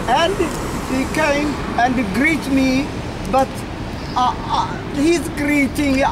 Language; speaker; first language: English; non-native, learner; Amharic